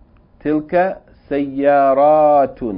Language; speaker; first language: Arabic; non-native, fluent; English